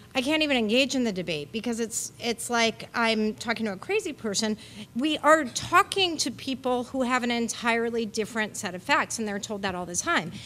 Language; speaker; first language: English; native; English